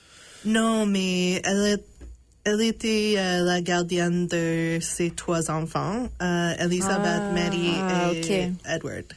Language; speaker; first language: French; non-native, local second language; English